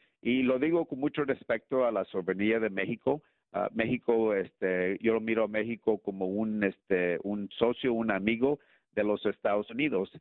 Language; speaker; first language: Spanish; early bilingual, heritage; Spanish